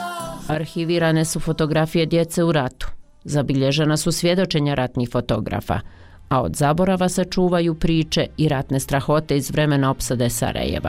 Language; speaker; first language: Croatian; native; Croatian